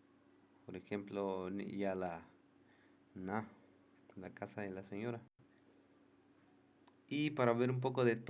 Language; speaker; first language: Spanish; non-native, local second language; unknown